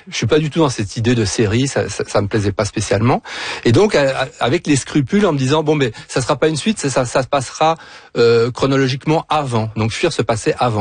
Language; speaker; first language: French; native; French